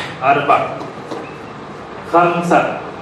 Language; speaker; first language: Arabic; non-native, fluent; Urdu